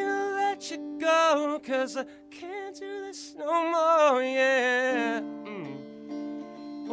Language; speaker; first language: English; native; English